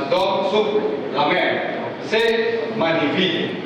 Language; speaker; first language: French; non-native, learner; Indonesian